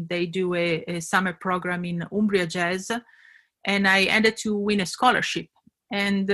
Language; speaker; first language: English; non-native, fluent; Italian